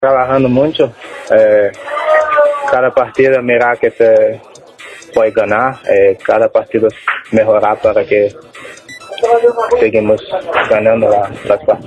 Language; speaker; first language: Spanish; non-native, learner; Portuguese